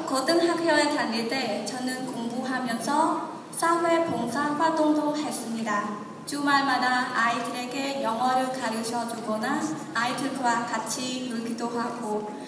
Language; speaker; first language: Korean; non-native, learner; Khmer